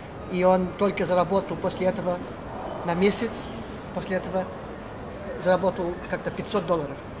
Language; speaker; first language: Russian; early bilingual, heritage; Russian